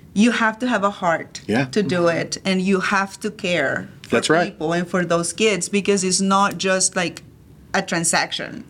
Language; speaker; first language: English; early bilingual, other home language; Spanish